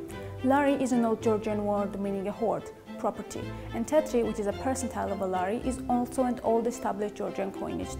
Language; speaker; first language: English; non-native, learner; Georgian